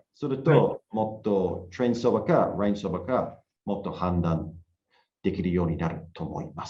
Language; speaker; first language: Japanese; non-native, learner; English